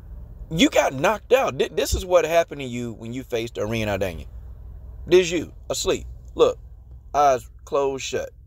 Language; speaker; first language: English; native; English